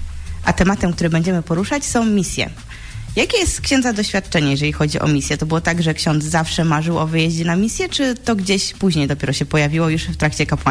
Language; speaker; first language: Polish; native; Polish